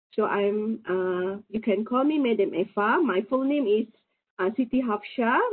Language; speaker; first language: English; non-native, local second language; Malay